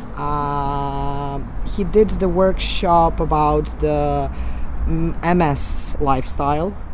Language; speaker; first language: English; non-native, fluent; Serbian